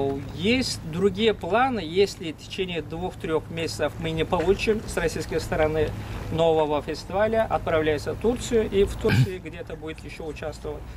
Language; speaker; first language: Russian; non-native, fluent; Turkish